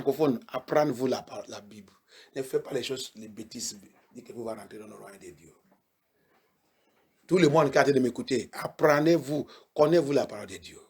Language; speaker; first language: French; non-native, learner; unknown